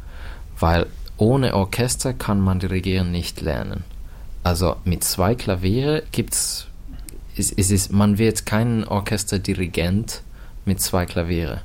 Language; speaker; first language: German; non-native, fluent; Finnish